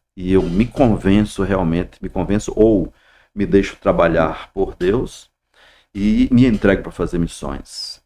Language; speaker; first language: Portuguese; native; Portuguese